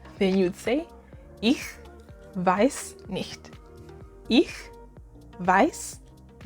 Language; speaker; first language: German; non-native, fluent; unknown